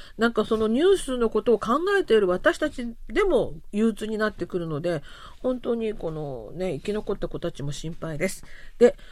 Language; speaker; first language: Japanese; non-native, fluent; Korean